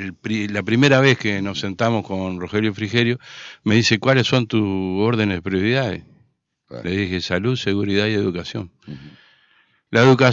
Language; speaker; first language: Spanish; native; Spanish